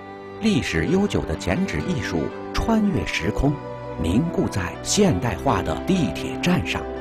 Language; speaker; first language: Chinese; native; Chinese